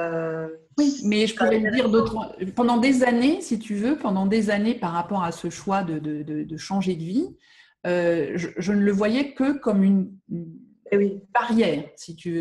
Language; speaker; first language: French; native; French